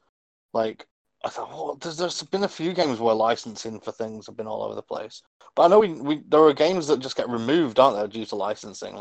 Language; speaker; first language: English; native; English